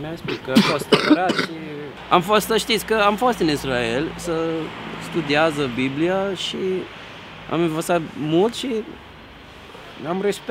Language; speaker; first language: Romanian; non-native, learner; English